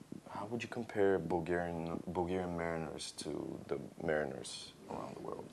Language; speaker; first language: English; non-native, fluent; Bulgarian